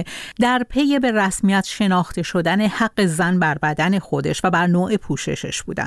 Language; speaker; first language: Persian; native; Persian